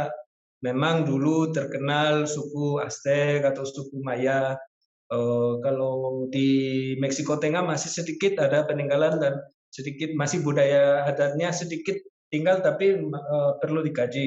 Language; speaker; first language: Indonesian; non-native, fluent; Spanish